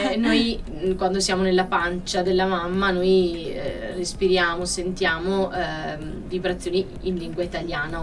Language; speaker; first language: Italian; native; Italian